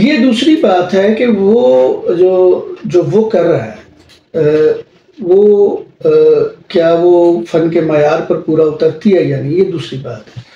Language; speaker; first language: Urdu; non-native, local second language; Punjabi